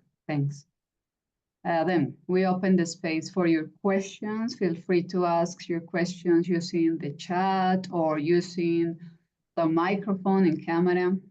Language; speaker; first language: English; non-native, fluent; Spanish